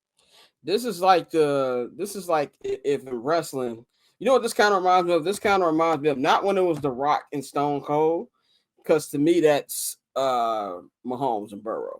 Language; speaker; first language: English; native; English